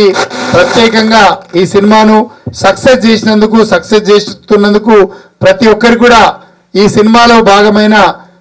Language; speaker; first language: Telugu; native; Telugu